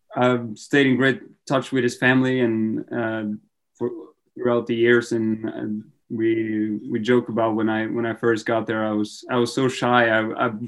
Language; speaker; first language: English; non-native, fluent; Norwegian